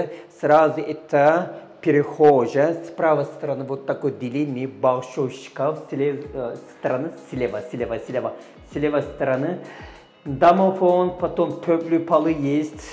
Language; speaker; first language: Russian; non-native, learner; Turkish